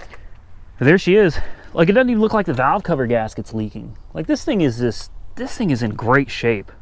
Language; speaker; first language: English; native; English